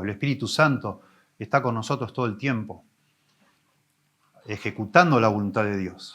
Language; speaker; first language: Spanish; native; Spanish